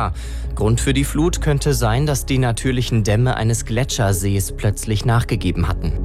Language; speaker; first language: German; native; German